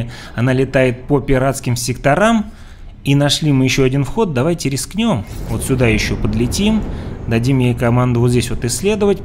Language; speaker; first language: Russian; native; Russian